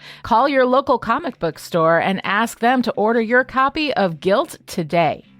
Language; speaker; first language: English; native; English